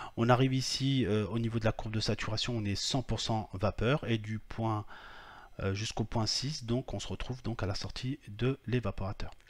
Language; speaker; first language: French; native; French